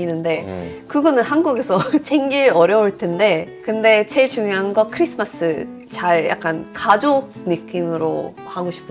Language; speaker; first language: Korean; non-native, fluent; Swedish